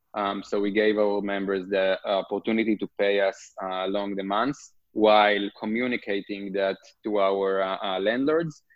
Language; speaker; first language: English; non-native, fluent; Hebrew